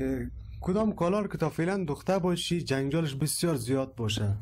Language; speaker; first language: Persian; native; Persian